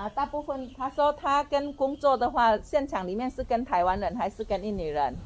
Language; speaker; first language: Chinese; non-native, fluent; Indonesian